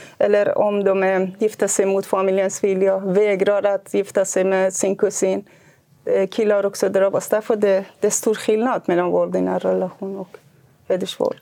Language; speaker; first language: Swedish; non-native, fluent; Kurdish